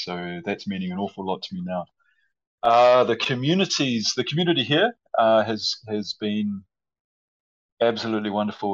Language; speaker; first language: English; native; English